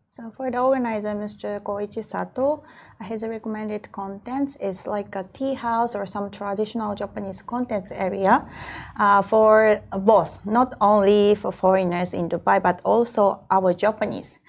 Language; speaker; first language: English; non-native, fluent; Japanese